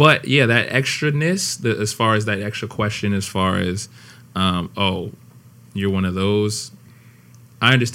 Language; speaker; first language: English; native; English